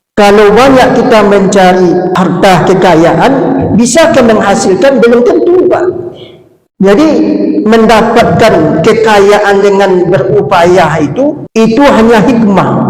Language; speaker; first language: Malay; non-native, local second language; Minangkabau